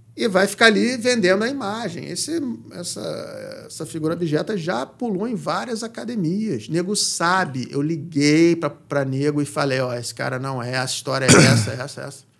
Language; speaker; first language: Portuguese; native; Portuguese